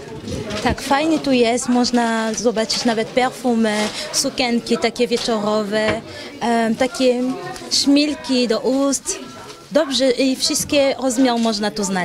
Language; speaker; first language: Polish; non-native, learner; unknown